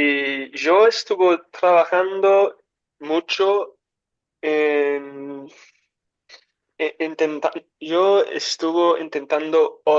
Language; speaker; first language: Spanish; non-native, learner; English